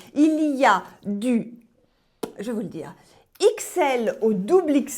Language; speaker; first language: French; native; French